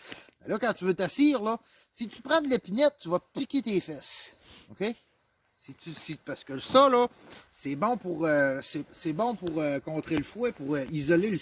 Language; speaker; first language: French; native; French